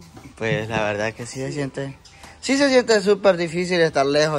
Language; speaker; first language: Spanish; native; Spanish